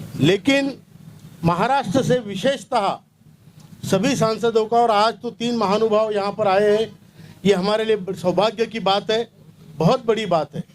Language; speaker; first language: Hindi; non-native, local second language; Marathi